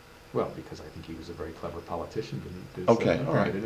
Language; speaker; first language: English; native; English